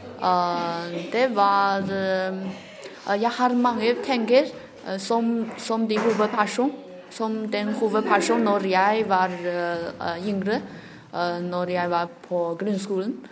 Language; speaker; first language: Norwegian; non-native, learner; Chinese